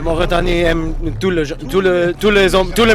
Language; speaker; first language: French; non-native, learner; English